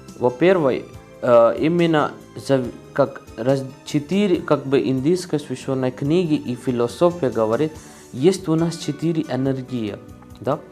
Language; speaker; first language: Russian; non-native, learner; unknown